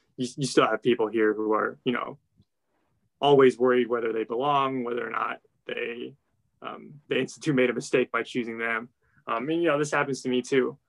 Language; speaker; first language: English; native; English